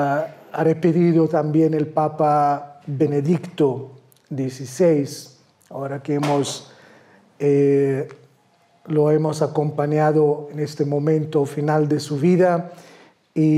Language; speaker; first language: Spanish; non-native, fluent; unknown